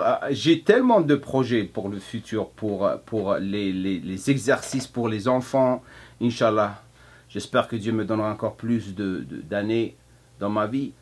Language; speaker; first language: French; non-native, fluent; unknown